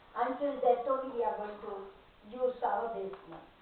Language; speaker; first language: English; non-native, local second language; Tamil